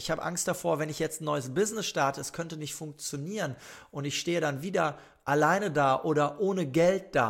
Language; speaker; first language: German; native; German